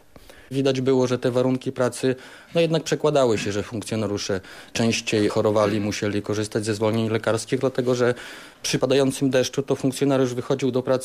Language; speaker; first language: Polish; native; Polish